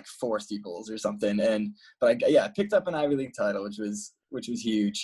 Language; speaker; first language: English; native; English